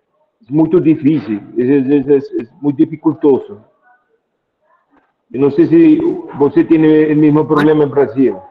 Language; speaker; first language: Portuguese; non-native, fluent; Spanish